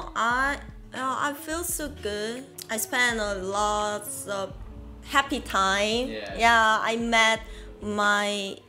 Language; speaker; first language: English; non-native, fluent; Japanese